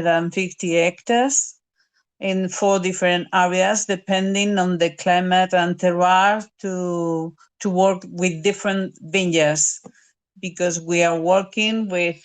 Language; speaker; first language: English; non-native, fluent; Spanish